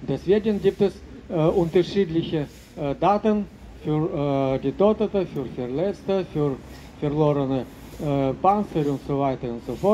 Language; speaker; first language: German; non-native, learner; Russian